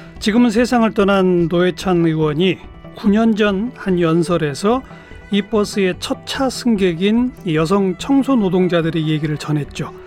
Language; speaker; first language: Korean; native; Korean